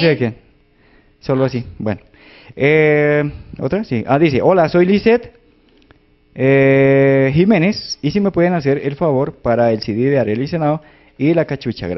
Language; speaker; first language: Spanish; native; Spanish